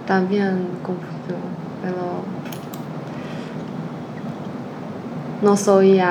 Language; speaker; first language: Spanish; non-native, learner; Chinese